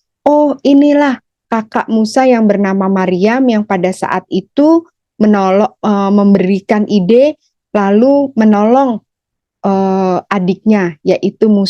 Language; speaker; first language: Indonesian; native; Indonesian